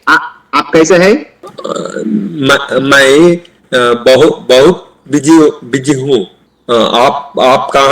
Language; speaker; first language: Hindi; non-native, learner; Telugu